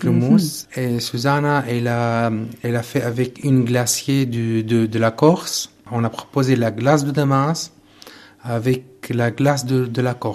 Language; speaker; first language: French; non-native, learner; Arabic